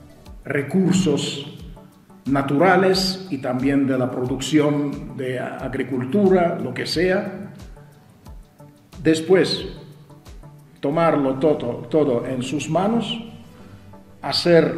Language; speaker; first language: Spanish; non-native, fluent; Russian